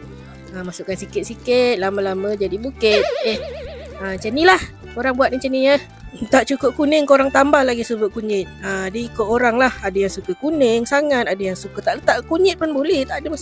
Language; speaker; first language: Malay; native; Malay